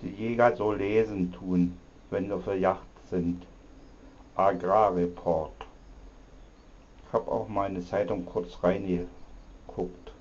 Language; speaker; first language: German; native; German